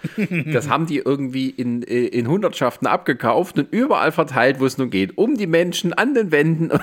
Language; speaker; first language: German; native; German